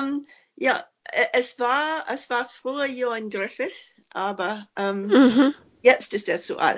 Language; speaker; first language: German; non-native, fluent; English